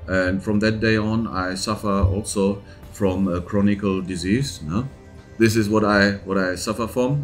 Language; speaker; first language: English; non-native, fluent; German